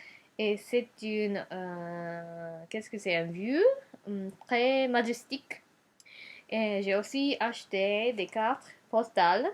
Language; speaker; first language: French; non-native, learner; Japanese